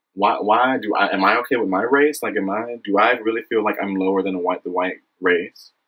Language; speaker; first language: English; native; English